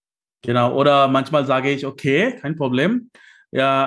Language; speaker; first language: German; non-native, learner; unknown